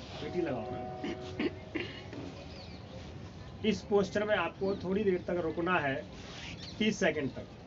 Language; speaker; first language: Hindi; native; Hindi